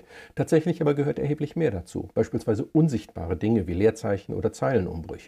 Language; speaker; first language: German; native; German